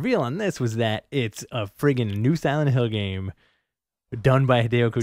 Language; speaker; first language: English; native; English